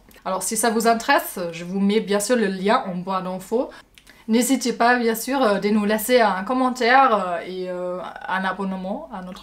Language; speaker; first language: French; non-native, fluent; German